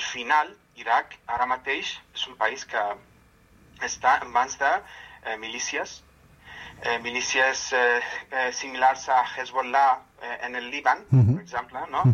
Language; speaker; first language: Catalan; non-native, fluent; Arabic